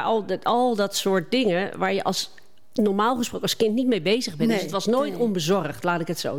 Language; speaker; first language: Dutch; native; Dutch